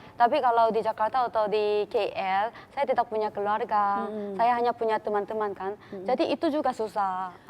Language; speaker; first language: Indonesian; non-native, fluent; Korean